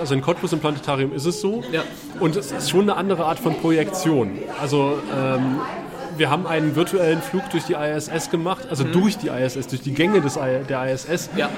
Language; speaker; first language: German; native; German